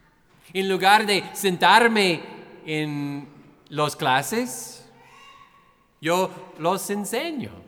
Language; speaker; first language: Spanish; non-native, fluent; English